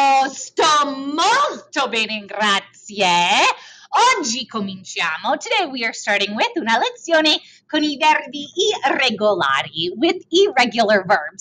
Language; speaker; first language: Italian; non-native, fluent; English